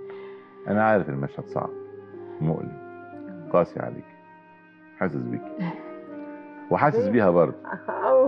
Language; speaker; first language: Arabic; native; Arabic